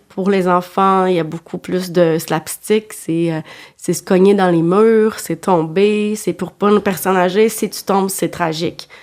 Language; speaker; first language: French; non-native, fluent; Portuguese